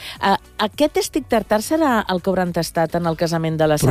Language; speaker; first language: Catalan; native; Catalan